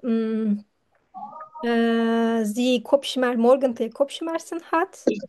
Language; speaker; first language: German; non-native, learner; Turkish